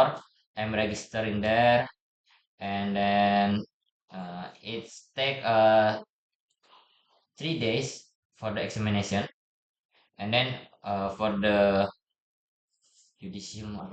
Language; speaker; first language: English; non-native, learner; Indonesian